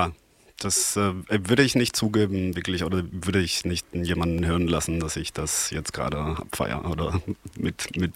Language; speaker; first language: German; non-native, fluent; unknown